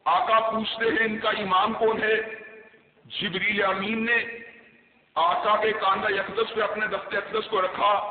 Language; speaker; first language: Urdu; non-native, local second language; Punjabi